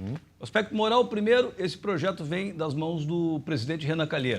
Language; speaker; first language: Portuguese; native; Portuguese